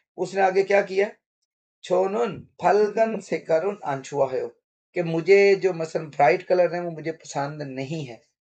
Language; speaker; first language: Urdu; non-native, local second language; Punjabi